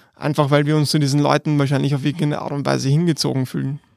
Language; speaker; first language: German; native; German